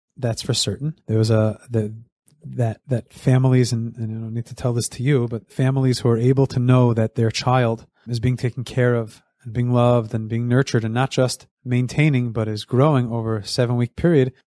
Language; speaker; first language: English; native; English